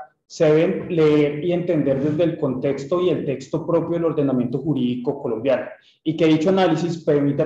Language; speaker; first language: Spanish; native; Spanish